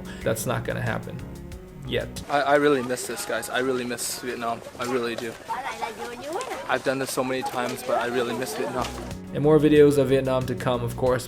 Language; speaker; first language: English; early bilingual, other home language; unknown